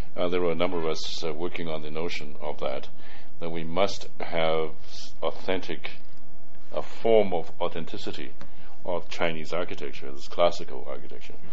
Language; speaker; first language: English; early bilingual, other home language; Cantonese